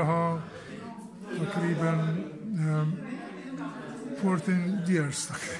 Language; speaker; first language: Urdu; non-native, learner; Maltese